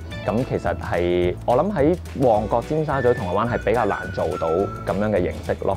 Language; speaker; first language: Cantonese; native; Cantonese